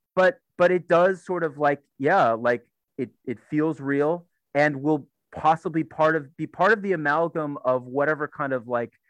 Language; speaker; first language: English; native; English